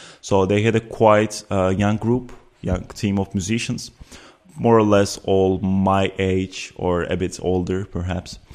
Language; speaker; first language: English; non-native, fluent; Turkish